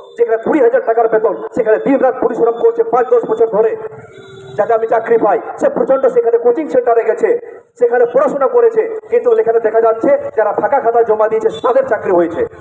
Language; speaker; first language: Bangla; native; Bangla